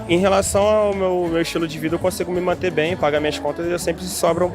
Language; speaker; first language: Portuguese; native; Portuguese